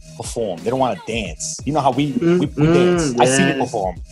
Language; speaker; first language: English; native; English